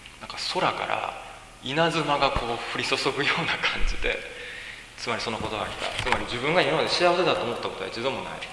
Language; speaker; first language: Japanese; native; Japanese